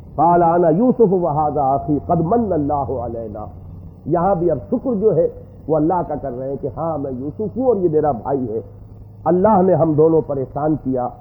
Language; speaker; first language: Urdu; native; Urdu